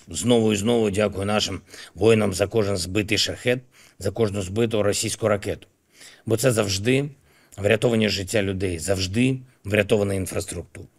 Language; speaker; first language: Ukrainian; non-native, local second language; Russian